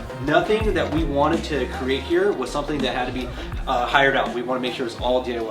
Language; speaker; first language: English; native; English